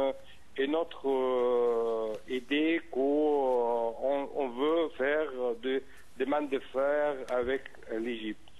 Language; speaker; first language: French; non-native, fluent; Arabic